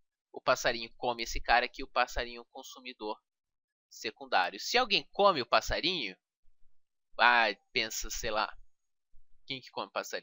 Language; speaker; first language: Portuguese; native; Portuguese